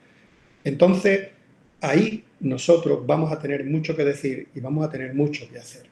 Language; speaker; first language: Spanish; native; Spanish